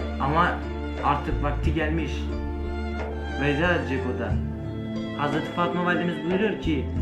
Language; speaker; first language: Turkish; native; Turkish